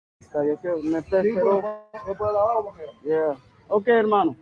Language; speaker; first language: Spanish; non-native, learner; English